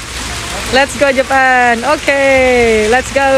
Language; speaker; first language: English; non-native, fluent; Indonesian